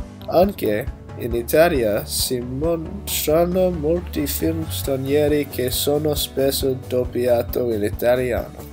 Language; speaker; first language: Italian; non-native, learner; English